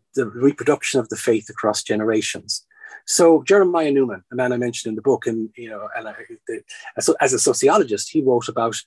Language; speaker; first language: English; native; English